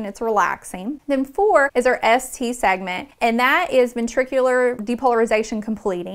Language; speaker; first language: English; native; English